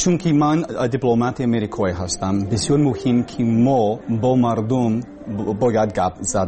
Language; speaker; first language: Persian; non-native, learner; English